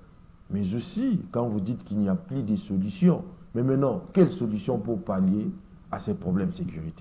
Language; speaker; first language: French; non-native, local second language; Lingala